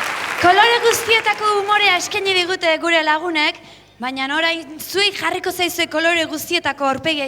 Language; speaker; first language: Basque; native; Basque